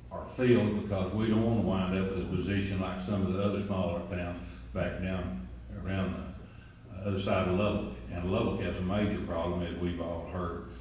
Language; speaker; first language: English; native; English